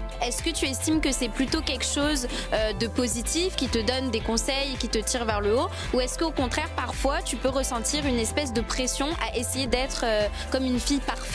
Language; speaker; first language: French; native; French